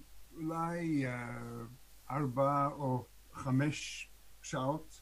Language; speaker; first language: Hebrew; non-native, learner; English